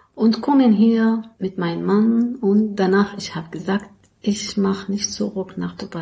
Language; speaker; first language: German; non-native, learner; Arabic